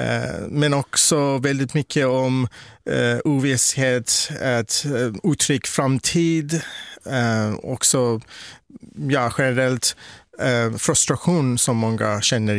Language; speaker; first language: Swedish; non-native, fluent; Persian